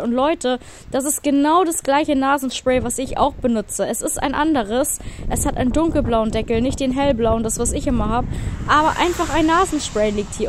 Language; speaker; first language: German; native; German